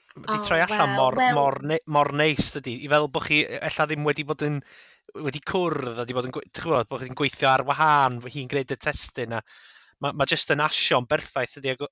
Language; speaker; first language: Welsh; native; Welsh